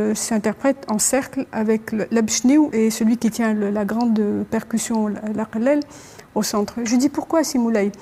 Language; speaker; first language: French; non-native, local second language; Arabic